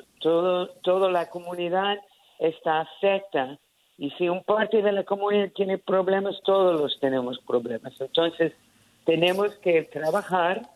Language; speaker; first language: Spanish; early bilingual, heritage; Spanish